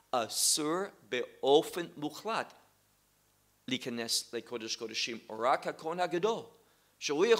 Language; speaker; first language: Hebrew; non-native, fluent; English